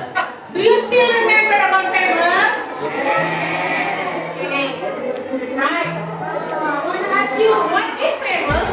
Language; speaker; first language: English; non-native, fluent; Indonesian